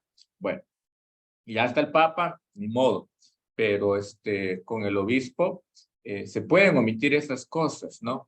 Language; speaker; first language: Spanish; native; Spanish